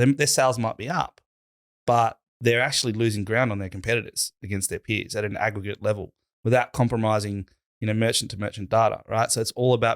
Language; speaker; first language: English; native; English